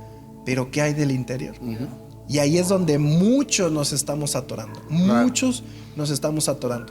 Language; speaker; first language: Spanish; native; Spanish